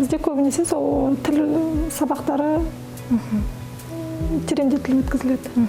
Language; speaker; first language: Kazakh; native; Kazakh